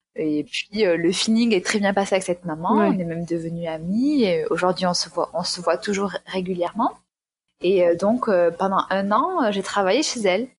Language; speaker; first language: French; native; French